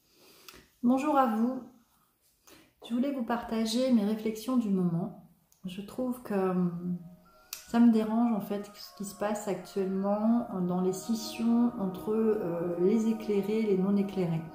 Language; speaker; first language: French; native; French